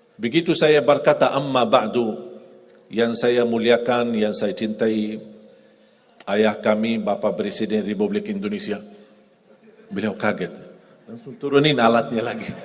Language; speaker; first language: Indonesian; non-native, fluent; Arabic